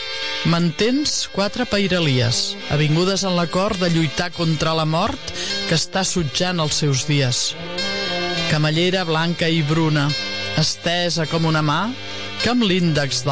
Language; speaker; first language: Catalan; native; Catalan